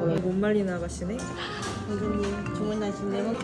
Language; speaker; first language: Korean; native; Korean